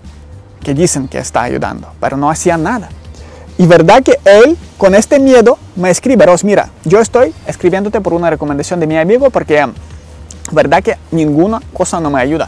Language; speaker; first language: Spanish; non-native, learner; Ukrainian